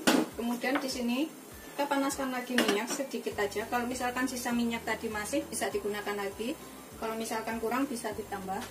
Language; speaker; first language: Indonesian; native; Indonesian